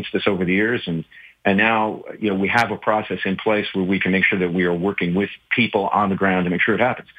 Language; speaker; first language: English; native; English